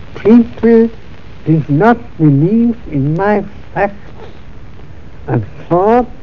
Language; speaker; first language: English; non-native, fluent; German